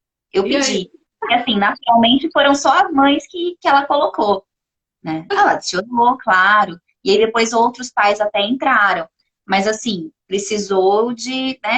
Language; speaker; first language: Portuguese; native; Portuguese